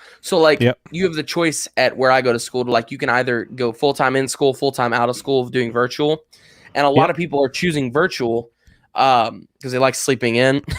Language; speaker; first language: English; native; English